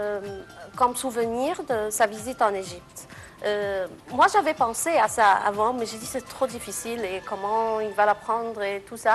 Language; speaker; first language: French; non-native, fluent; Arabic